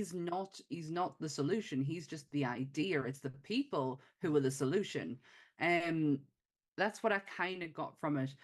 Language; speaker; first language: English; native; English